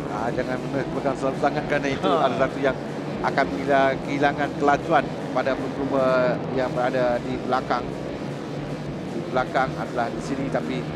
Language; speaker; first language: Malay; native; Malay